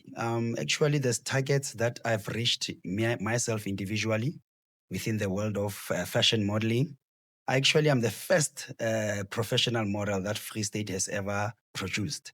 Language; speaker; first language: English; non-native, local second language; Southern Sotho